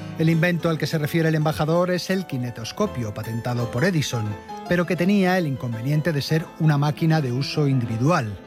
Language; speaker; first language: Spanish; native; Spanish